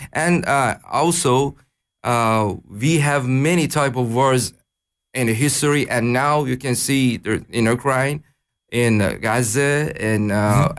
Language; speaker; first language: English; non-native, learner; Persian